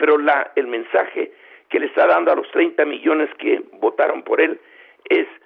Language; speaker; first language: Spanish; native; Spanish